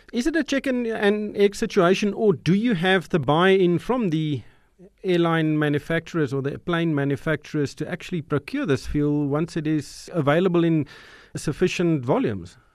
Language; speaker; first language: English; non-native, local second language; Afrikaans